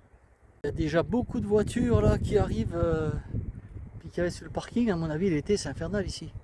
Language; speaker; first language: French; native; French